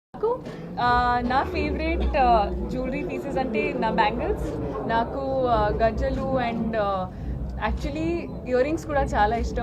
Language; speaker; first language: Telugu; non-native, learner; Hindi